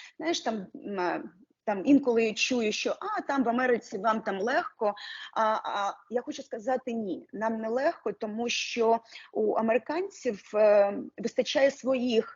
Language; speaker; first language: Ukrainian; non-native, local second language; Russian